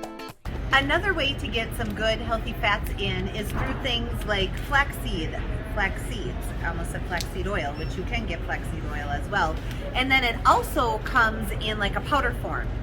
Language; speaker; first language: English; native; English